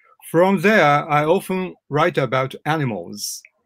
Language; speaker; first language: English; non-native, fluent; Japanese